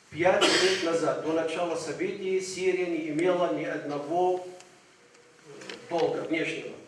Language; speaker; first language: Russian; non-native, fluent; Arabic